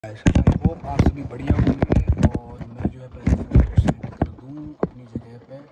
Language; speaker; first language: Hindi; native; Hindi